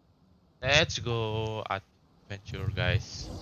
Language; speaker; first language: English; non-native, learner; Indonesian